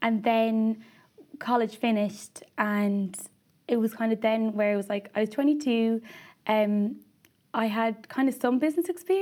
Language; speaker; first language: English; native; English